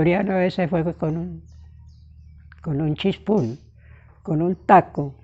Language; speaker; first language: Spanish; native; Spanish